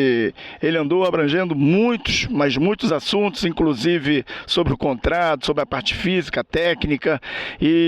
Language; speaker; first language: Portuguese; native; Portuguese